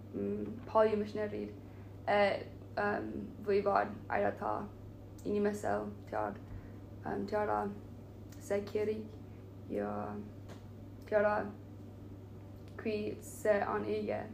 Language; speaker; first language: Estonian; non-native, learner; Finnish